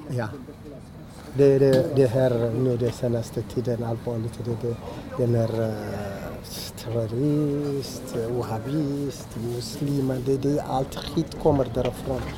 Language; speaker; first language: Swedish; non-native, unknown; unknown